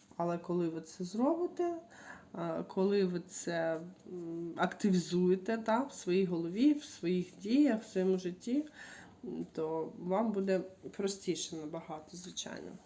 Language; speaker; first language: Ukrainian; non-native, local second language; Russian